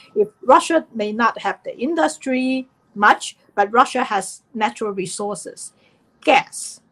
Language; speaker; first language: English; non-native, fluent; Chinese